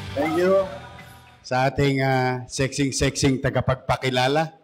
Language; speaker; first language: Filipino; native; Filipino